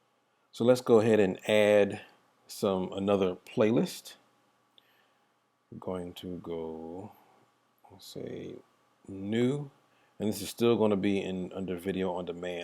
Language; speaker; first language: English; native; English